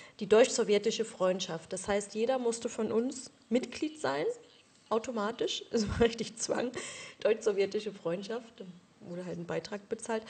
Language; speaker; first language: German; native; German